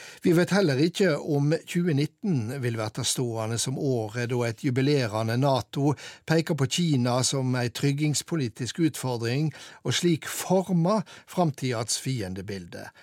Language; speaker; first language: Norwegian; native; Norwegian